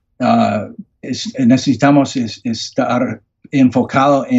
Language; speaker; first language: Spanish; non-native, learner; English